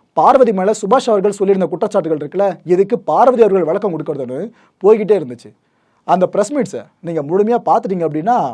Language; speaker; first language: Tamil; native; Tamil